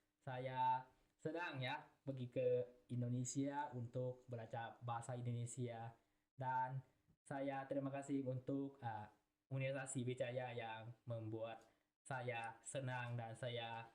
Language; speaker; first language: Indonesian; non-native, learner; Thai